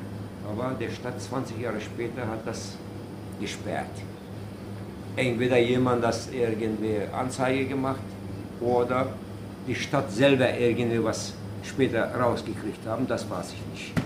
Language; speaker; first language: German; non-native, learner; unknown